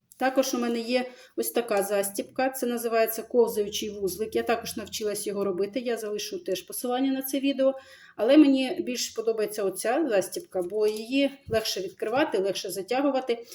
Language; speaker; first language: Ukrainian; non-native, local second language; Russian